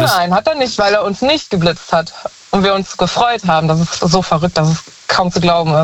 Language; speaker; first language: German; native; German